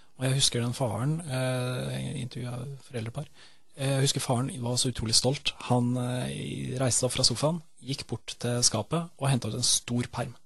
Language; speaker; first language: Norwegian; native; Norwegian